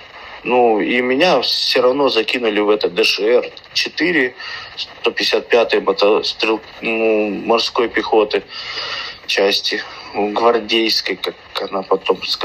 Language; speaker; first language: Russian; native; Russian